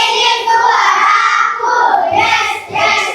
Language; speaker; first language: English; non-native, learner; Indonesian